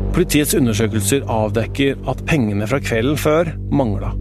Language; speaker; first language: Norwegian; native; Norwegian